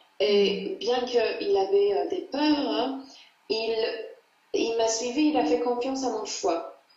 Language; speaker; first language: French; non-native, fluent; English